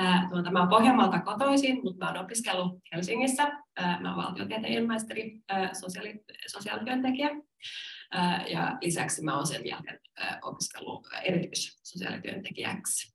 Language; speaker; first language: Finnish; non-native, local second language; Swedish